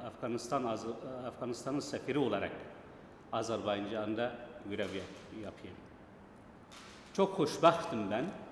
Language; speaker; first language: Turkish; non-native, fluent; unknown